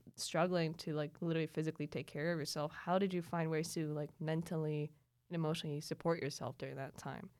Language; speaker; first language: English; early bilingual, other home language; Cebuano